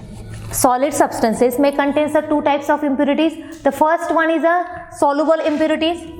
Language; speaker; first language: English; non-native, local second language; Marathi